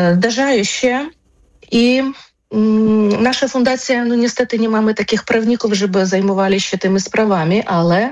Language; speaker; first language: Polish; non-native, fluent; Ukrainian